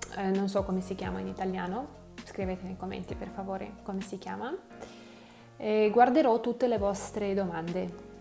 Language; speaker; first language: Italian; non-native, fluent; Russian